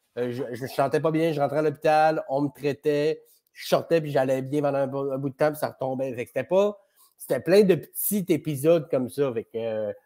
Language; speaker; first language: French; native; French